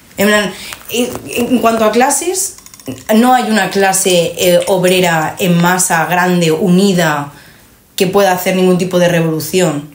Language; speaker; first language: Spanish; native; Spanish